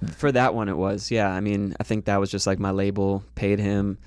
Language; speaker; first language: English; native; English